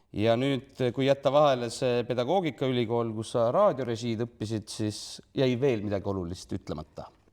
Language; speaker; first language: Estonian; native; Estonian